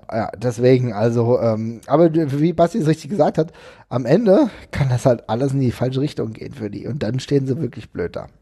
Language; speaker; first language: German; native; German